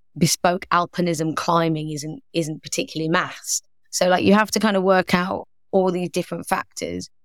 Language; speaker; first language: English; native; English